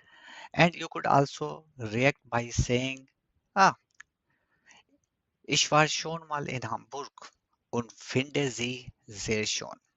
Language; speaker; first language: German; non-native, fluent; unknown